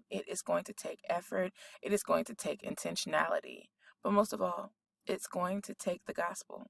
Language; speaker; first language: English; native; English